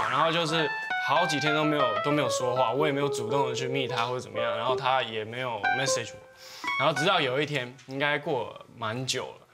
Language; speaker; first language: Chinese; native; Chinese